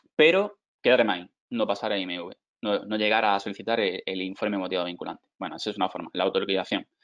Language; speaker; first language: Spanish; native; Spanish